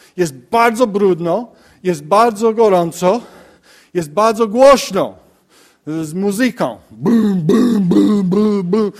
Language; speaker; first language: Polish; non-native, learner; English